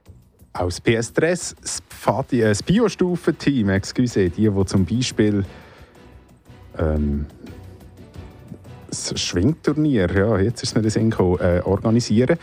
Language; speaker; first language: German; native; German